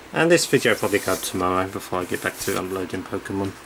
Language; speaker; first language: English; native; English